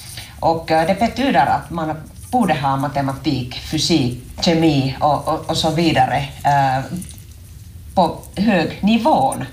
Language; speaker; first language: Swedish; non-native, local second language; Finnish